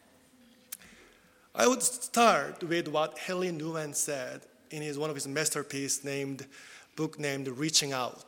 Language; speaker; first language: English; non-native, fluent; Korean